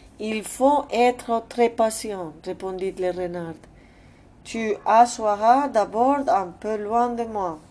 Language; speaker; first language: French; non-native, fluent; Spanish